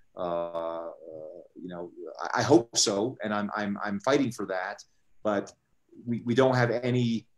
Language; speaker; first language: English; early bilingual, other home language; Spanish